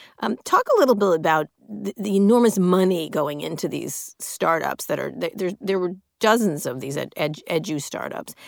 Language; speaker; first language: English; native; English